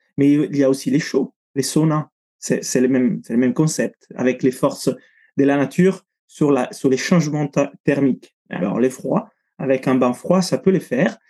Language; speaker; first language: French; non-native, fluent; Italian